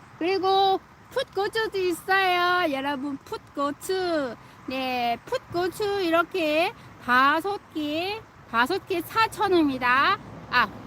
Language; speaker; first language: Korean; non-native, fluent; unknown